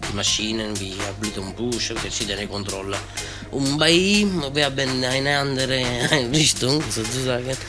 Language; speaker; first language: German; non-native, learner; Italian